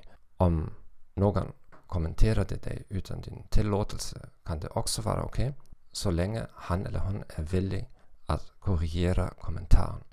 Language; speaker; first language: Swedish; non-native, fluent; German